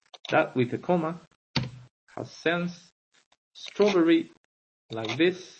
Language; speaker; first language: English; non-native, fluent; Spanish